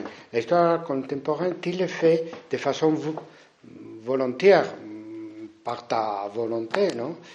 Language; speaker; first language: French; non-native, fluent; Spanish